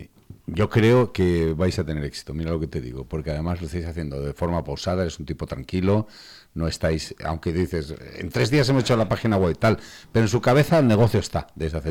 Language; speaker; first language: Spanish; native; Spanish